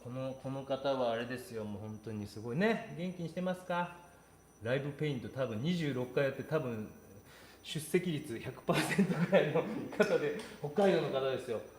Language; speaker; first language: Japanese; native; Japanese